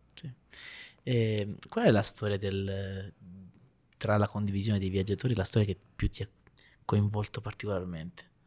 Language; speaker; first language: Italian; native; Italian